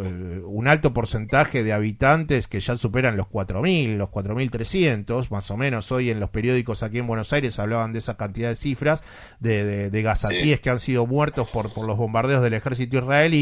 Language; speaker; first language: Spanish; native; Spanish